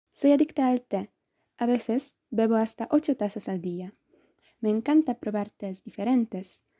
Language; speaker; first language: Spanish; non-native, fluent; Polish